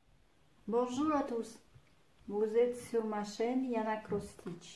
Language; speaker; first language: French; non-native, fluent; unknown